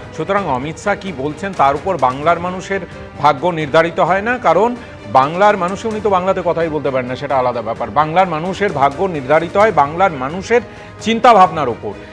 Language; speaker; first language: Bangla; native; Bangla